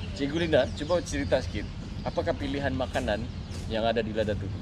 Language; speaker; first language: Malay; native; Malay